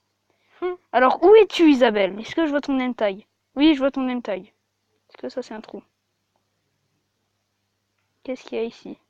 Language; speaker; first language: French; native; French